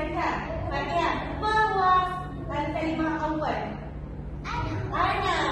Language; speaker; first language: Arabic; non-native, learner; Malay